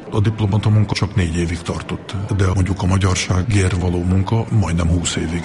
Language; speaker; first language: Hungarian; early bilingual, heritage; Hungarian